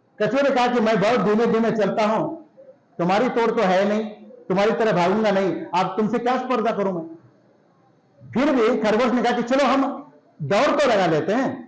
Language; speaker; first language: Hindi; non-native, local second language; Marathi